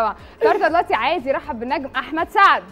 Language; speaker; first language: Arabic; native; Arabic